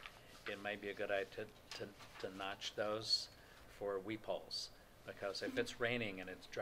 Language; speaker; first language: English; native; English